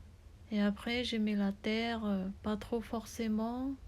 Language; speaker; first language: French; non-native, learner; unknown